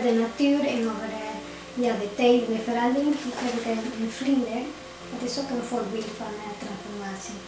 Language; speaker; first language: Dutch; non-native, fluent; Spanish